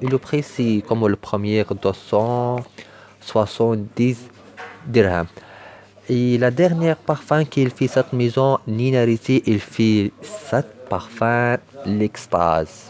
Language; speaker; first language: French; non-native, learner; Arabic